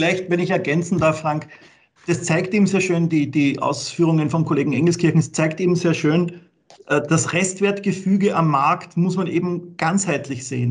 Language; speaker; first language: German; native; German